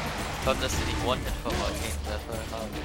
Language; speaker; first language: German; native; German